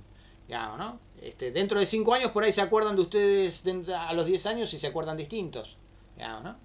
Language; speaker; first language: Spanish; native; Spanish